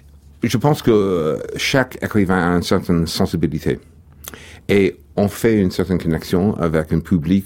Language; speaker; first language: French; non-native, fluent; English